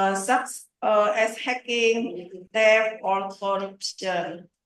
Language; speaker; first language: English; non-native, learner; Indonesian